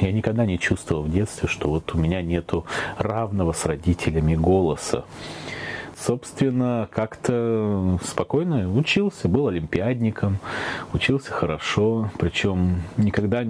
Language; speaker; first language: Russian; native; Russian